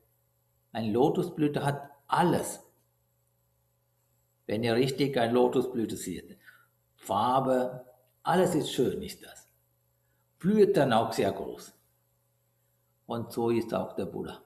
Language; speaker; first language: German; non-native, learner; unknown